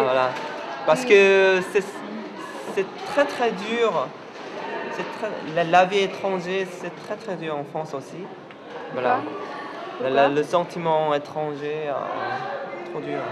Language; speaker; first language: French; non-native, learner; Korean